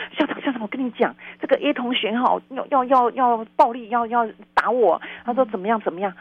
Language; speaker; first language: Chinese; non-native, local second language; Hakka Chinese